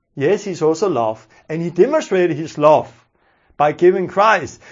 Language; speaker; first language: English; non-native, fluent; Danish